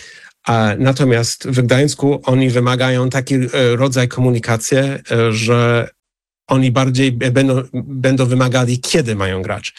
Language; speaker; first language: Polish; non-native, fluent; English